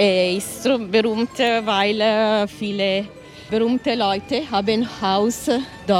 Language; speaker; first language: German; non-native, learner; Italian